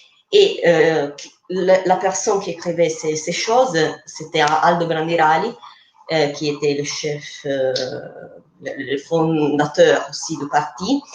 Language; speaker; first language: French; non-native, fluent; Italian